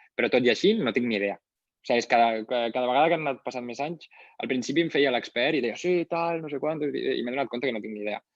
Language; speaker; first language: Catalan; non-native, local second language; Spanish